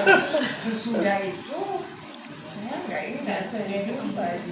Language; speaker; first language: Indonesian; non-native, fluent; German